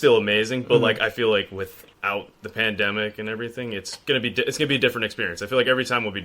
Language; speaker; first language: English; native; English